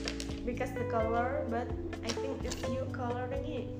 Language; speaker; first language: English; non-native, learner; Indonesian